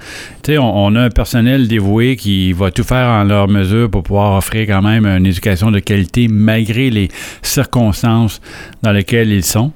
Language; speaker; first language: French; native; French